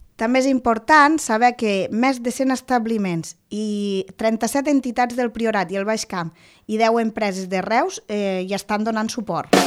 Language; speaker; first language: Catalan; native; Catalan